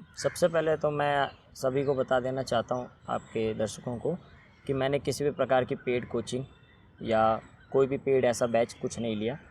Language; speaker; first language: Hindi; native; Hindi